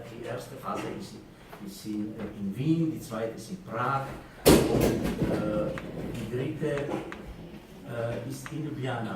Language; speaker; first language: German; non-native, fluent; Slovenian